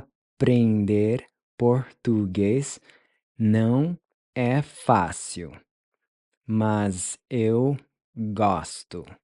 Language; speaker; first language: Portuguese; non-native, fluent; English